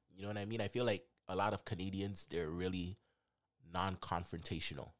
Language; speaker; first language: English; native; English